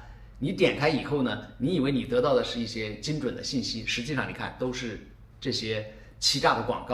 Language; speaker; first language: Chinese; native; Chinese